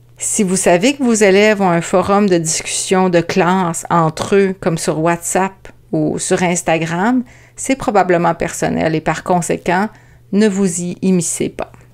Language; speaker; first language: French; native; French